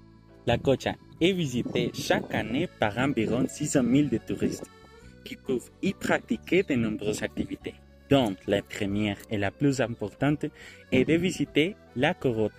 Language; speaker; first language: French; non-native, learner; Spanish